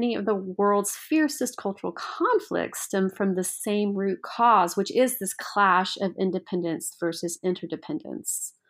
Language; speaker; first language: English; native; English